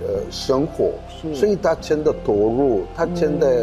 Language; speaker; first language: Chinese; non-native, fluent; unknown